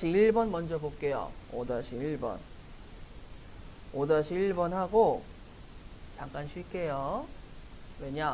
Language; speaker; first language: Korean; native; Korean